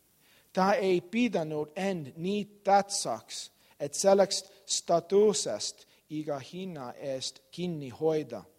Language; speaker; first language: Estonian; non-native, learner; English